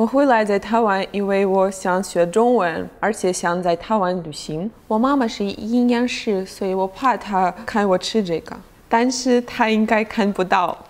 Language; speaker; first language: Chinese; non-native, learner; Russian